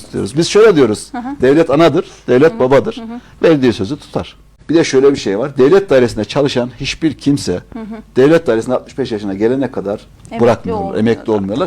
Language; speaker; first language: Turkish; native; Turkish